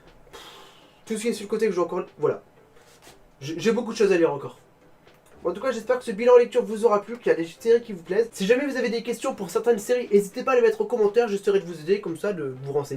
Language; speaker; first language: French; native; French